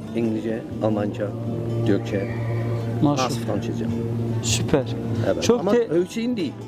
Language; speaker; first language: Turkish; non-native, learner; Dutch